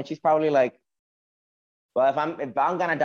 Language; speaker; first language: English; non-native, fluent; Spanish